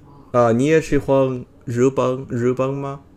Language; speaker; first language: Chinese; non-native, learner; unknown